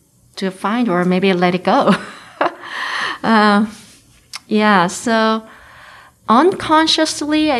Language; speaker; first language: English; non-native, fluent; Korean